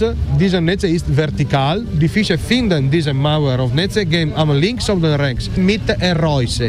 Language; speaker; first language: German; non-native, learner; Italian